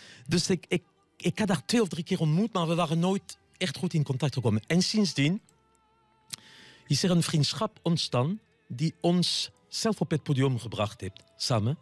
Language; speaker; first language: Dutch; non-native, fluent; French